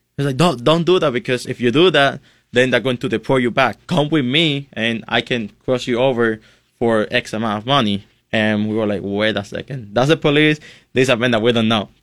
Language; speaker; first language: English; non-native, fluent; Spanish